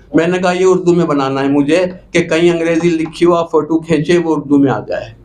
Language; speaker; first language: Urdu; non-native, local second language; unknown